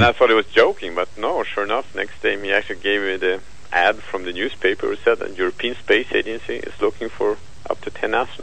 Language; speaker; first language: English; non-native, fluent; Swedish